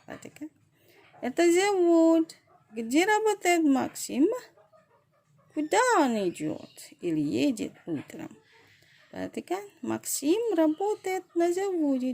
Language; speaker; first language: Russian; non-native, fluent; Indonesian